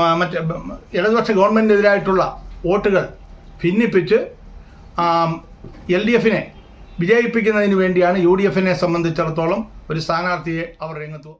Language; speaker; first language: Malayalam; native; Malayalam